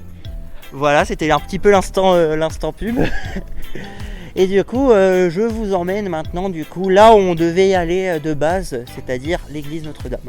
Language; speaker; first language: French; native; French